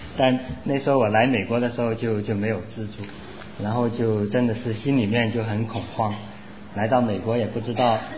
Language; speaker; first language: Chinese; non-native, local second language; Cantonese